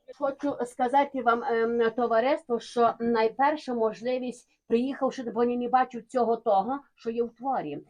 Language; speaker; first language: Ukrainian; native; Ukrainian